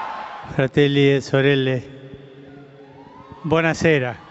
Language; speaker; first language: Italian; non-native, fluent; Spanish